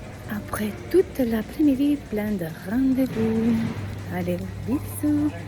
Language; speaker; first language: French; non-native, fluent; Spanish